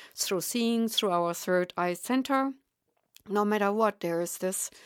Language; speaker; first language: English; non-native, fluent; German